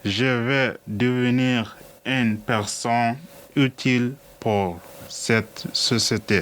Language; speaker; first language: French; non-native, learner; Arabic